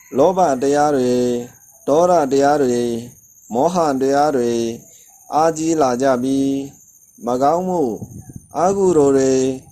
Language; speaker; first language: Burmese; non-native, local second language; Shan